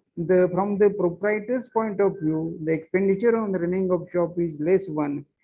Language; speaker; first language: English; non-native, local second language; Marathi